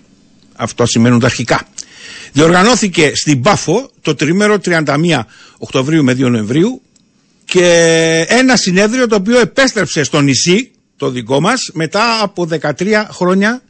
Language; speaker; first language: Greek; native; Greek